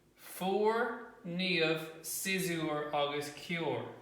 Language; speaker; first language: Irish; non-native, local second language; English